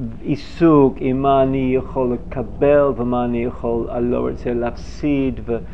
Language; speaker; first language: Hebrew; non-native, fluent; English